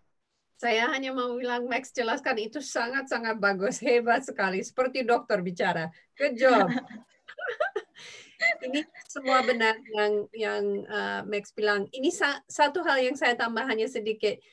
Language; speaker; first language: Indonesian; non-native, fluent; English